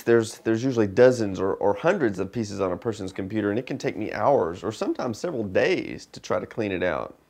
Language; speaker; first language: English; native; English